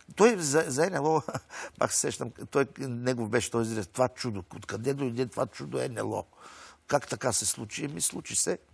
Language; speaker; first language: Bulgarian; native; Bulgarian